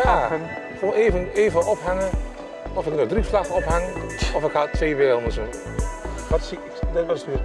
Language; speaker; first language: Dutch; native; Dutch